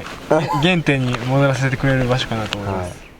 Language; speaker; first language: Japanese; native; Japanese